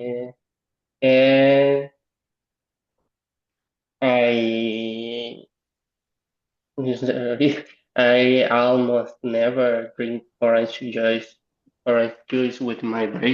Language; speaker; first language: English; non-native, learner; Spanish